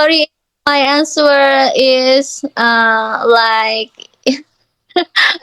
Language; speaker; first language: English; non-native, learner; Indonesian